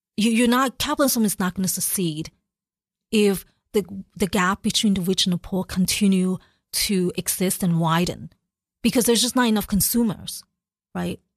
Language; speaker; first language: English; early bilingual, other home language; Cantonese